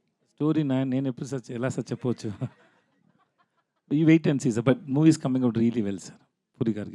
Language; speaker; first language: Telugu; non-native, learner; Tamil